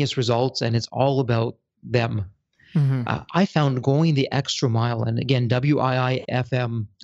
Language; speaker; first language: English; native; English